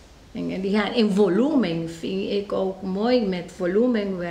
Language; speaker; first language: Dutch; non-native, local second language; Papiamento